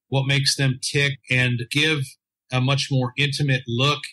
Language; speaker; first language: English; native; English